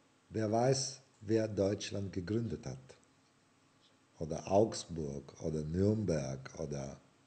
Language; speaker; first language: German; non-native, fluent; Italian